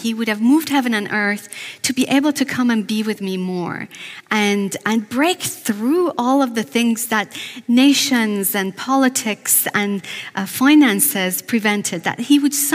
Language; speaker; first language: English; non-native, fluent; Persian